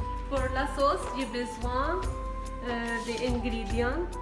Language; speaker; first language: French; non-native, learner; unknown